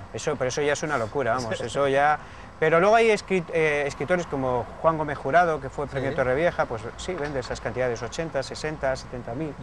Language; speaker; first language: Spanish; native; Spanish